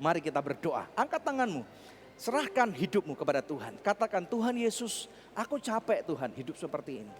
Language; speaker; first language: Indonesian; native; Indonesian